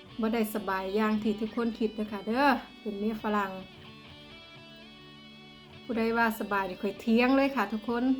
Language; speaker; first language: Thai; non-native, local second language; Northeastern Thai